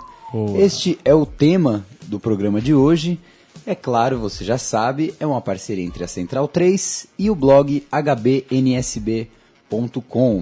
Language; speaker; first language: Portuguese; native; Portuguese